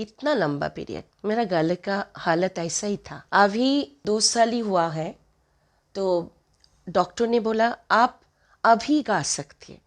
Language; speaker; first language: Hindi; non-native, local second language; Bangla